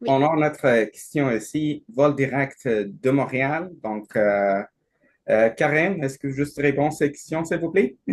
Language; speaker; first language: French; non-native, learner; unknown